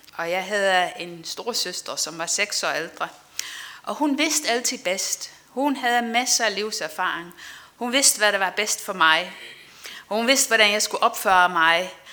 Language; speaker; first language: Danish; non-native, fluent; Dutch